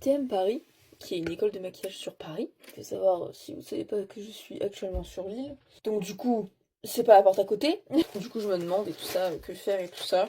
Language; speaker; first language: French; native; French